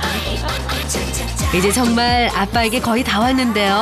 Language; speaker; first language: Korean; native; Korean